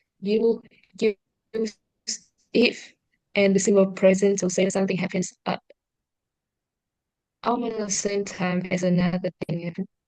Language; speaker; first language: English; non-native, learner; Vietnamese